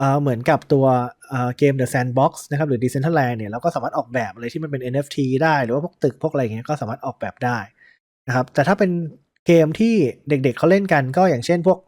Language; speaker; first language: Thai; native; Thai